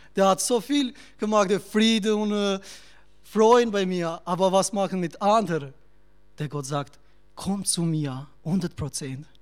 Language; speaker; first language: German; non-native, learner; Albanian